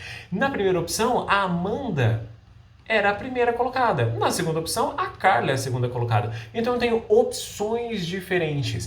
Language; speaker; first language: Portuguese; native; Portuguese